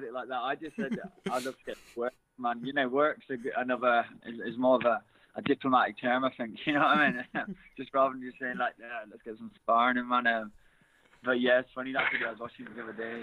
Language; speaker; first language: English; native; English